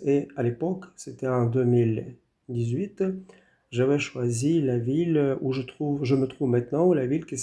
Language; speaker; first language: French; non-native, fluent; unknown